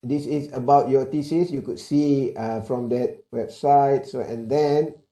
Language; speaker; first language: English; non-native, local second language; Malay